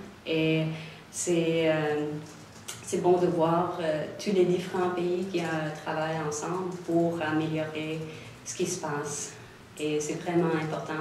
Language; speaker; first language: French; non-native, local second language; English